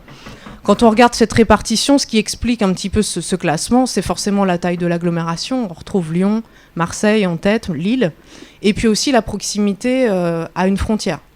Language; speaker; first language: French; native; French